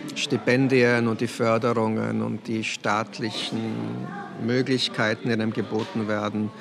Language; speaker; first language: German; early bilingual, other home language; Czech